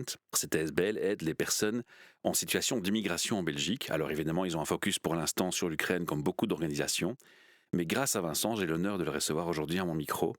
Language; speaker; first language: French; native; French